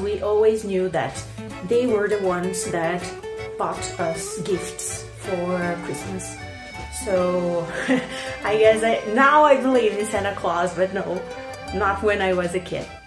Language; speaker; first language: English; non-native, fluent; Portuguese